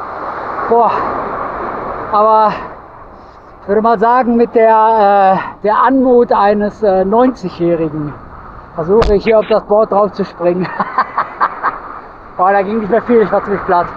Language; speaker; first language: German; native; German